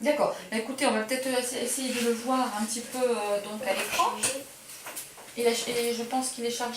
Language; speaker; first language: French; native; French